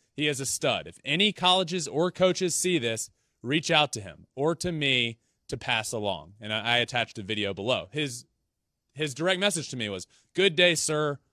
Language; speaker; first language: English; native; English